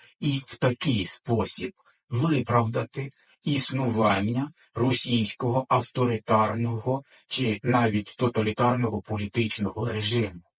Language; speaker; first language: Ukrainian; native; Ukrainian